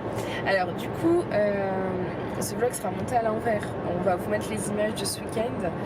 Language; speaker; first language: French; native; French